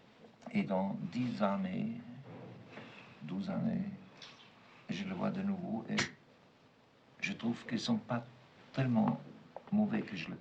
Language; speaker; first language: French; non-native, fluent; German